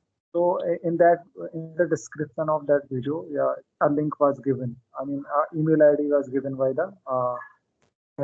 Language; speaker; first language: English; non-native, local second language; Hindi